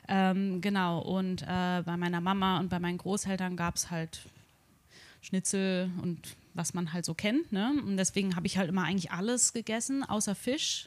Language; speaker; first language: German; native; German